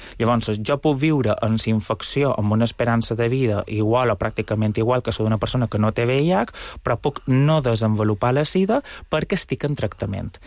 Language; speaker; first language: Catalan; native; Catalan